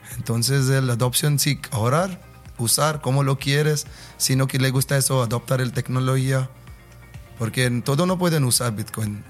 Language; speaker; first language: Spanish; non-native, learner; Hindi